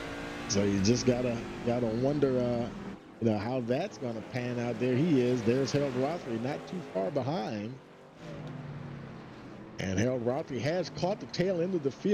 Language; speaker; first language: English; native; English